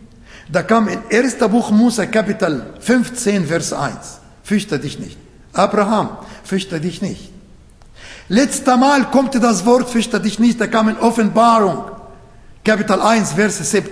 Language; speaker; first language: German; non-native, fluent; Arabic